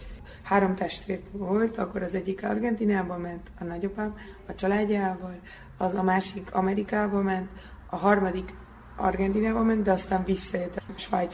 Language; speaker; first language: Hungarian; early bilingual, heritage; Hungarian